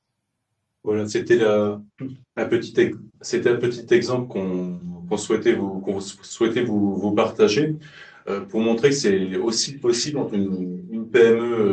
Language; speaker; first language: French; native; French